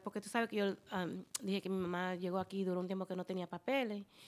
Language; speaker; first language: Spanish; early bilingual, heritage; Spanish